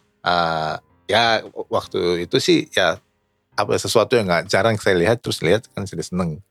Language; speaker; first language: Indonesian; early bilingual, other home language; Japanese